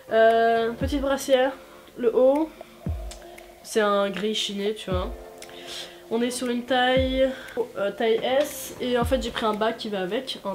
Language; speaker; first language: French; native; French